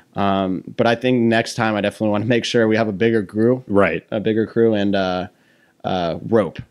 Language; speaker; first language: English; native; English